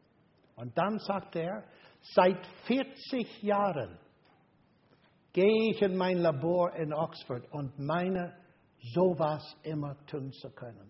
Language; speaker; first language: German; non-native, fluent; English